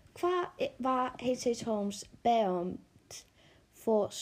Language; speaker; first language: Swedish; non-native, learner; Icelandic